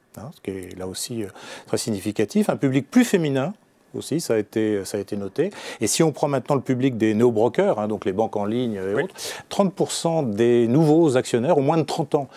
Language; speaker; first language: French; native; French